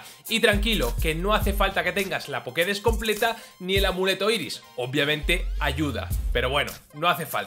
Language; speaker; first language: Spanish; native; Spanish